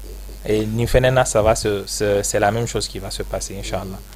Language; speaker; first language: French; non-native, local second language; Bambara